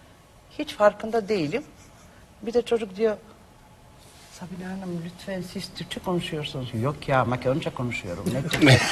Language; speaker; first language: Turkish; non-native, learner; Macedonian